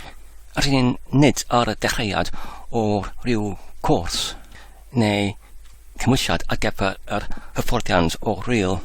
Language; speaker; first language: Welsh; non-native, learner; English